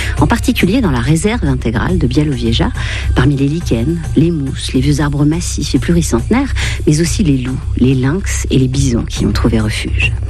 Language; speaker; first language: French; native; French